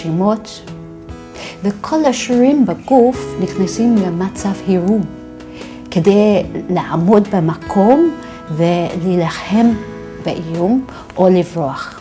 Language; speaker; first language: Hebrew; non-native, fluent; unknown